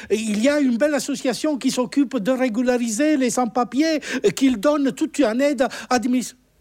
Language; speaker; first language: French; non-native, fluent; Italian